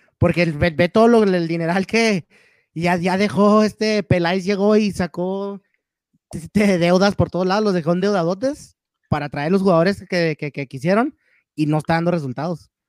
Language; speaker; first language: Spanish; native; Spanish